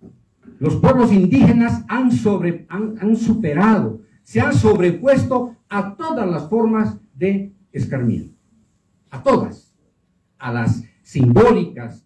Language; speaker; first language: Spanish; native; Spanish